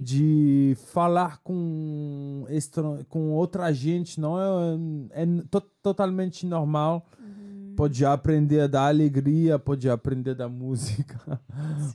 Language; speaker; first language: Portuguese; non-native, fluent; French